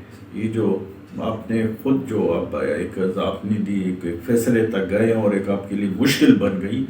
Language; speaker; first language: Urdu; native; Urdu